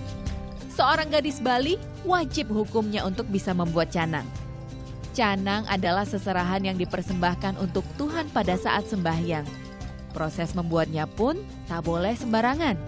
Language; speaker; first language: Indonesian; native; Indonesian